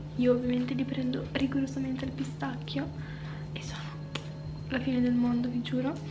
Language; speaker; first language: Italian; native; Italian